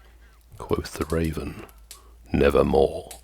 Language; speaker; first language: English; native; English